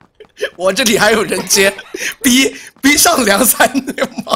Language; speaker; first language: Chinese; native; Chinese